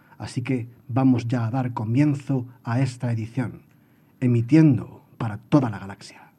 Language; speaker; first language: Spanish; native; Spanish